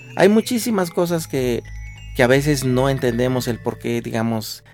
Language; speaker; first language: Spanish; non-native, local second language; Nahuatl languages